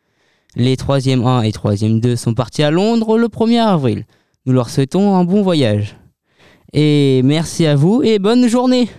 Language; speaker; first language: French; native; French